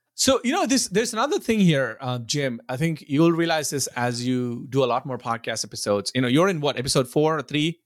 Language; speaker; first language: English; non-native, local second language; Telugu